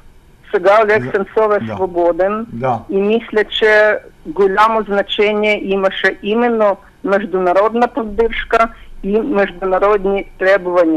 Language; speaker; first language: Bulgarian; non-native, fluent; Ukrainian